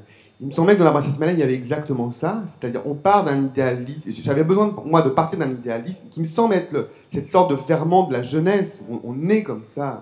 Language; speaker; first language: French; native; French